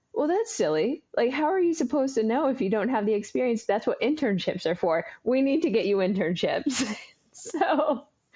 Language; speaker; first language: English; native; English